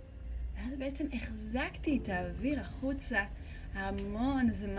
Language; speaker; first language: Hebrew; native; Hebrew